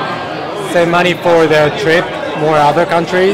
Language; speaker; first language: English; non-native, learner; Japanese